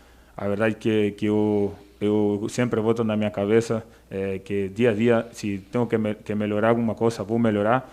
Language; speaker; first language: Portuguese; non-native, fluent; Spanish